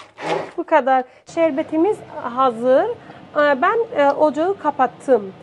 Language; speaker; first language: Turkish; non-native, fluent; Persian